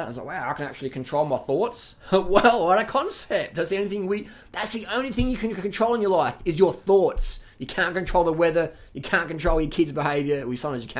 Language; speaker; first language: English; native; English